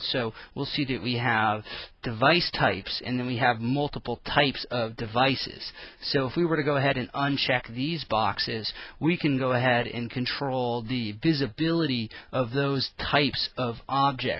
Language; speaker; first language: English; native; English